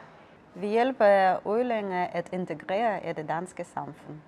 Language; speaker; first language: Danish; non-native, fluent; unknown